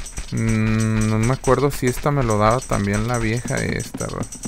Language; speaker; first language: Spanish; native; Spanish